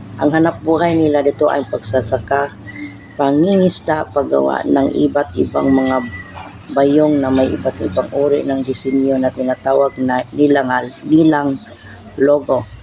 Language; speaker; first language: Filipino; non-native, local second language; Cebuano